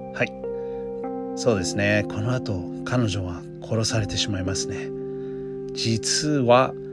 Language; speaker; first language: Japanese; non-native, fluent; English